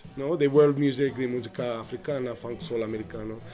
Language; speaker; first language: Spanish; non-native, fluent; English